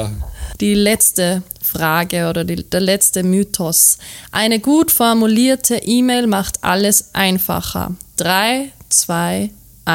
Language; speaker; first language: German; native; German